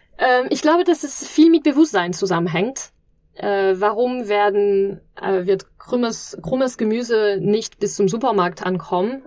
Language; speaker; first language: German; non-native, fluent; French